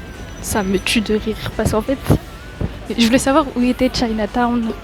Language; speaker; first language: French; native; French